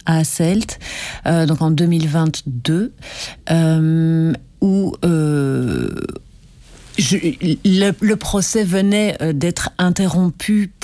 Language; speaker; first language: French; native; French